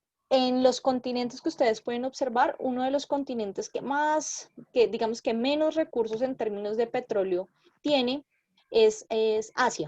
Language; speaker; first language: Spanish; native; Spanish